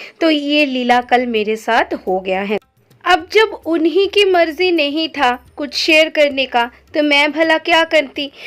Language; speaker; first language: Hindi; non-native, local second language; Bangla